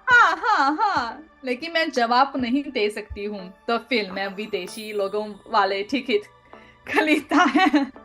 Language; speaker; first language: Hindi; non-native, learner; Chinese